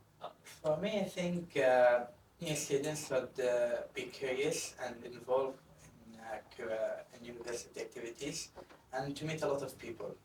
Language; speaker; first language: English; non-native, fluent; Arabic